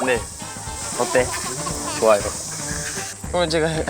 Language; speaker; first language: Korean; non-native, learner; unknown